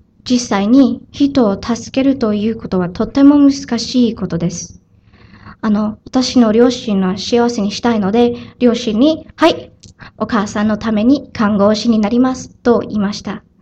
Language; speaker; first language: Japanese; non-native, learner; Filipino